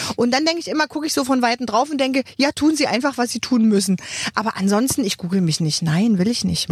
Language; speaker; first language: German; native; German